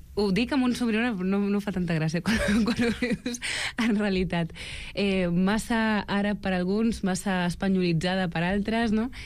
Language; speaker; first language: Catalan; early bilingual, other home language; Arabic